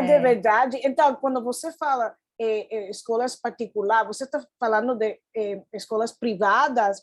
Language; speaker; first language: Portuguese; non-native, fluent; Spanish